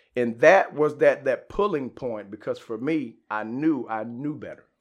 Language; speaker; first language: English; native; English